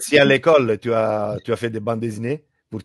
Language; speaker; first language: French; non-native, learner; Italian